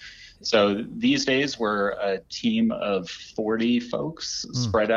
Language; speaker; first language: English; native; English